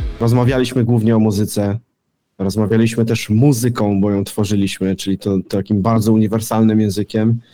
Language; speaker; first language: Polish; native; Polish